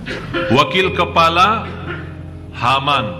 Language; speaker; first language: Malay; non-native, fluent; Arabic